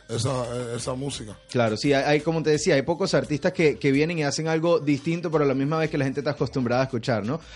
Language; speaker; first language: Spanish; native; Spanish